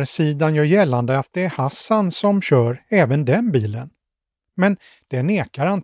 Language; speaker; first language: Swedish; native; Swedish